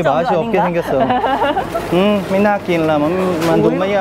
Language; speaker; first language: Korean; native; Korean